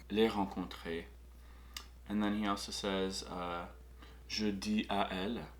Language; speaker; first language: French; non-native, fluent; English